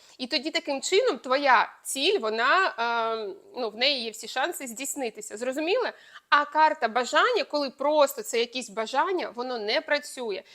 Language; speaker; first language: Ukrainian; non-native, local second language; Russian